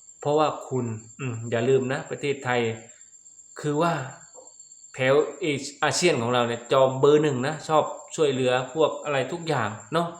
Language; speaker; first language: Thai; non-native, local second language; Lao